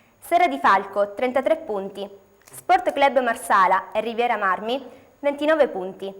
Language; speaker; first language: Italian; native; Italian